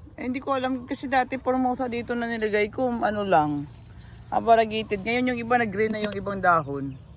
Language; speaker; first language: Filipino; native; Filipino